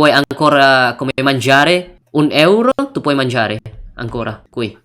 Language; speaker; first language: Italian; non-native, learner; Indonesian